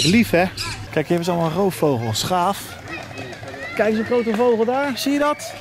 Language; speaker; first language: Dutch; native; Dutch